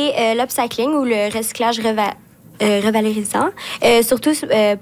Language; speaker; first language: French; native; French